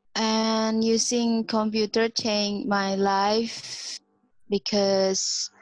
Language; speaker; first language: English; non-native, fluent; Indonesian